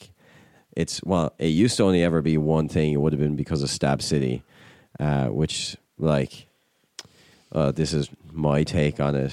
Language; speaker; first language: English; native; English